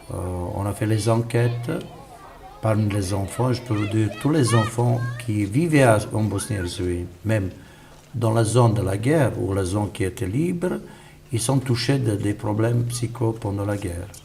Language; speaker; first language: French; non-native, fluent; Bosnian